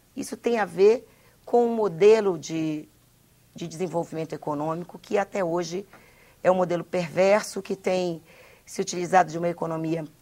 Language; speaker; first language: Portuguese; native; Portuguese